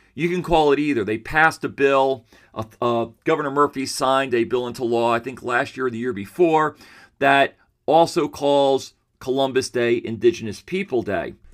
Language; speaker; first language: English; early bilingual, other home language; Italian